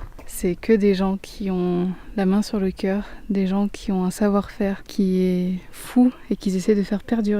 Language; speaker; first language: French; native; French